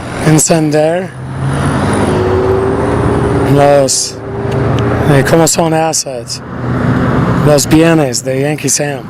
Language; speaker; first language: Spanish; non-native, learner; English